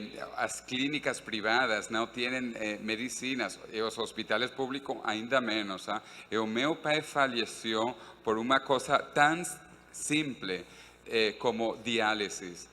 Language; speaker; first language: Portuguese; non-native, fluent; Spanish